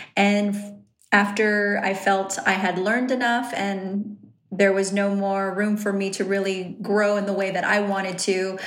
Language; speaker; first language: English; native; English